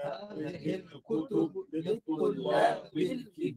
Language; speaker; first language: Arabic; non-native, learner; English